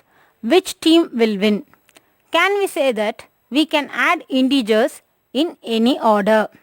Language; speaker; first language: English; non-native, local second language; Tamil